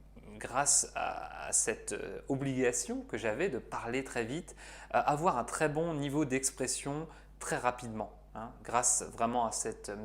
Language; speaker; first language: French; native; French